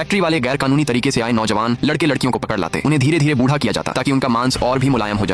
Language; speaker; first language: Hindi; native; Hindi